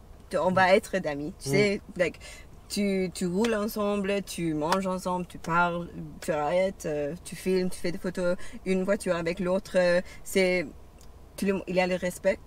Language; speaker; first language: French; non-native, learner; English